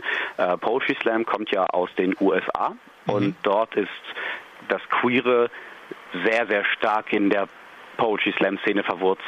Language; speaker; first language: German; native; German